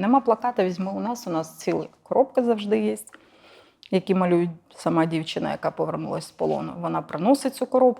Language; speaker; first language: Ukrainian; non-native, local second language; Russian